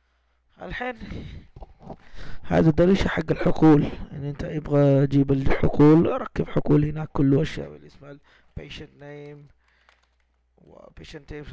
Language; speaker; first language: Arabic; non-native, learner; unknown